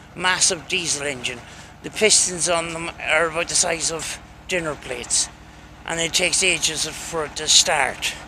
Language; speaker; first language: English; native; English